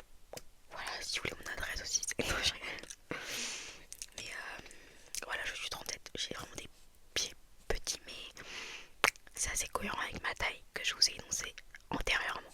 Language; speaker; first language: French; native; French